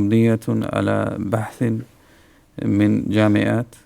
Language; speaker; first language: Arabic; non-native, learner; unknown